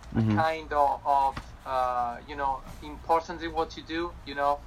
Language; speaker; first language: English; non-native, fluent; Italian